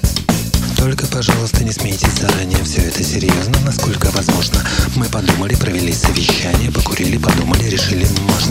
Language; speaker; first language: Russian; native; Russian